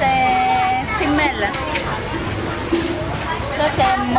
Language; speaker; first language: French; non-native, learner; Khmer